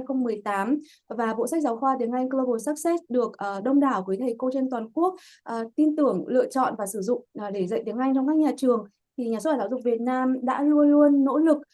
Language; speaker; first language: Vietnamese; native; Vietnamese